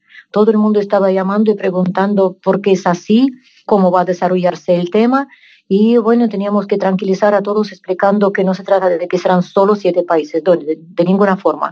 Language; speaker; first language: Spanish; non-native, fluent; Russian